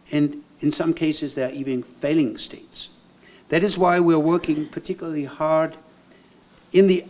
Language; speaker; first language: English; non-native, fluent; German